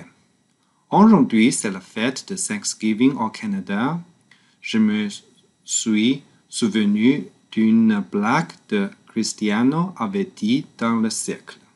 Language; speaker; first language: French; non-native, learner; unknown